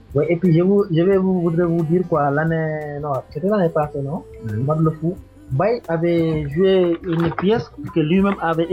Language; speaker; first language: French; non-native, local second language; Wolof